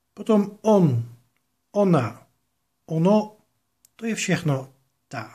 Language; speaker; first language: Czech; non-native, fluent; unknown